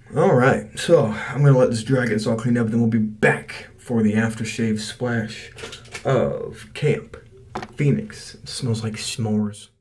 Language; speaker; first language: English; native; English